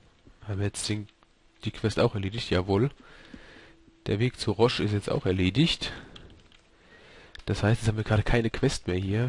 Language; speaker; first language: German; native; German